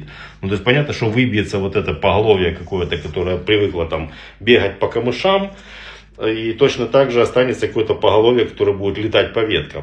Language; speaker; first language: Russian; native; Russian